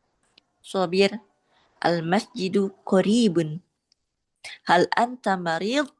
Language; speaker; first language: Arabic; non-native, learner; Indonesian